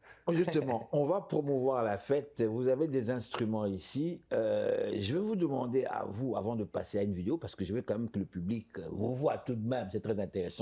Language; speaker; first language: French; native; French